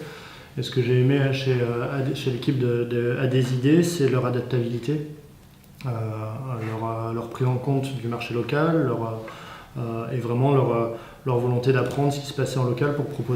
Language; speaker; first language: French; native; French